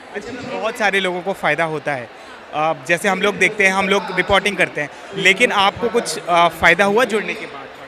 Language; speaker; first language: Hindi; native; Hindi